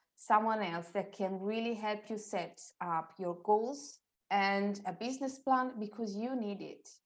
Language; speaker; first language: English; non-native, fluent; Italian